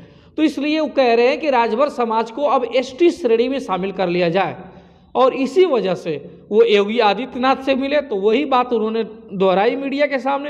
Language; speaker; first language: Hindi; native; Hindi